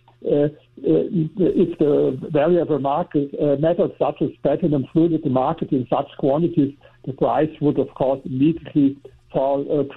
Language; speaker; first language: English; non-native, fluent; German